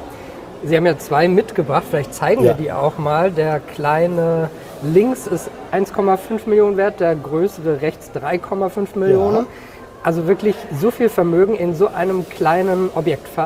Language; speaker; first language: German; native; German